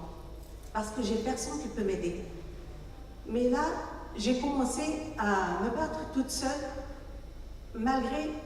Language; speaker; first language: French; non-native, local second language; Arabic